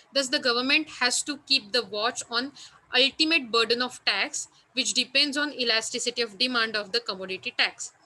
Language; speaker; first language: Hindi; non-native, local second language; Marathi